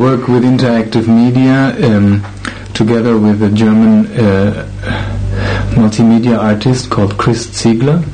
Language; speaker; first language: English; non-native, fluent; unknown